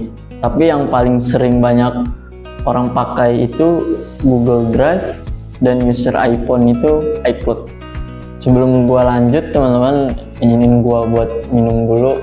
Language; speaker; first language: Indonesian; native; Indonesian